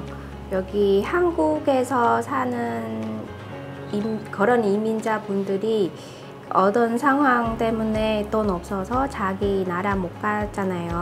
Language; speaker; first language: Korean; non-native, fluent; Vietnamese